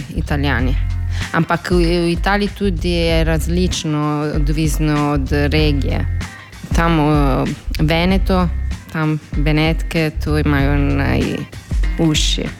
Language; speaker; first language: Slovenian; non-native, fluent; Italian